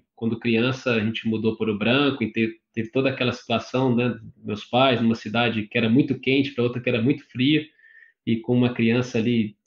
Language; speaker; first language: Portuguese; native; Portuguese